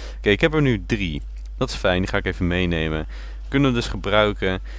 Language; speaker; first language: Dutch; native; Dutch